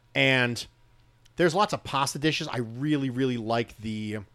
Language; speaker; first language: English; native; English